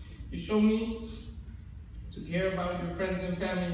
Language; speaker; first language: English; early bilingual, other home language; Spanish